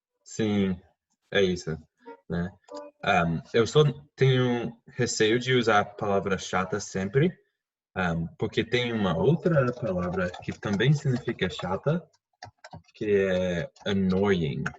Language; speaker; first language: Portuguese; non-native, fluent; English